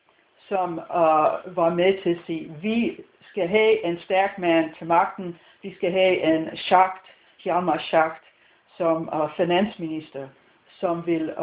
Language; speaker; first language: Danish; non-native, fluent; English